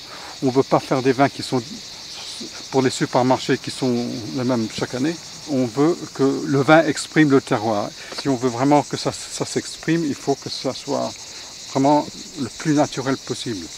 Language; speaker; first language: French; non-native, fluent; English